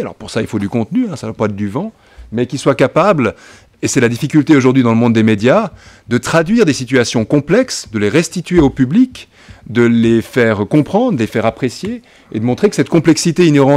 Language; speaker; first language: French; native; French